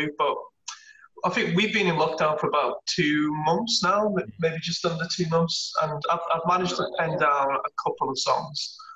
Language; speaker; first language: English; native; English